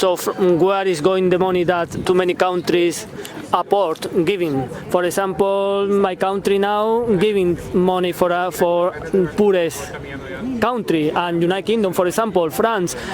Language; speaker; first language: English; non-native, learner; Spanish